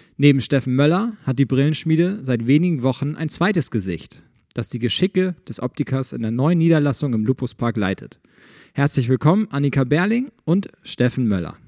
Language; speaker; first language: German; native; German